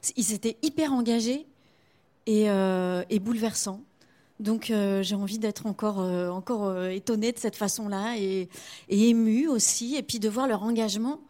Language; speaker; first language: French; native; French